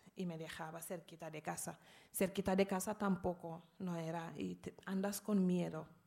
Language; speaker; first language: Spanish; non-native, fluent; Arabic